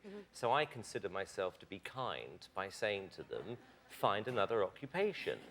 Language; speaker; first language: English; native; English